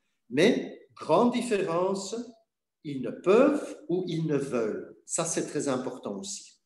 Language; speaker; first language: French; non-native, fluent; Dutch